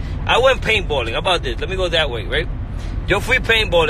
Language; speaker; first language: English; early bilingual, other home language; Spanish